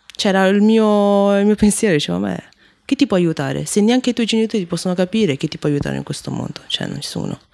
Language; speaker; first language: Italian; early bilingual, other home language; Chinese